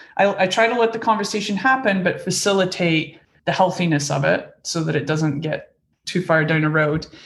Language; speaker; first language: English; native; English